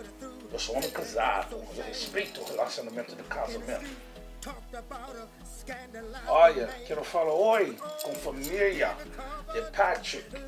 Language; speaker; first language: Portuguese; non-native, learner; English